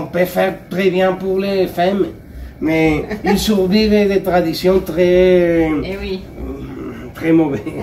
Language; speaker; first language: French; non-native, learner; Spanish